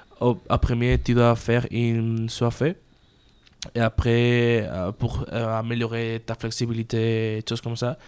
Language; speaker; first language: French; non-native, learner; Spanish